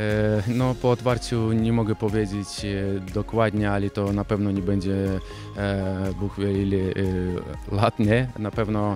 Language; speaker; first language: Polish; non-native, fluent; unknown